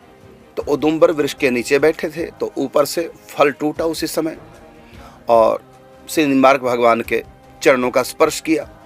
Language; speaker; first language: Hindi; native; Hindi